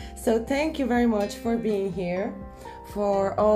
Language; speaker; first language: English; non-native, fluent; Polish